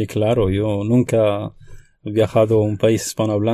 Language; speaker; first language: Spanish; non-native, fluent; Arabic